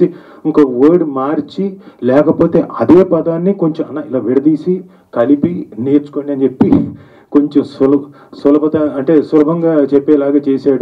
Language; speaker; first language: Telugu; native; Telugu